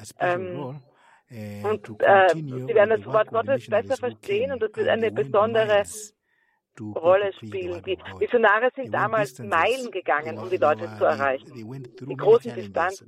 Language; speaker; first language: German; non-native, fluent; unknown